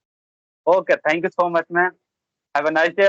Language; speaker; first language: English; non-native, learner; Bhojpuri